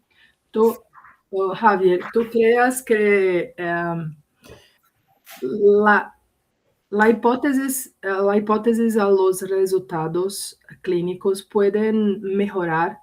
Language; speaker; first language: Spanish; non-native, learner; Portuguese